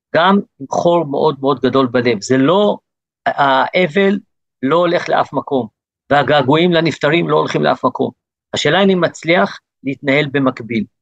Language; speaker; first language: Hebrew; early bilingual, other home language; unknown